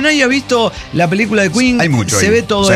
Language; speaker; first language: Spanish; native; Spanish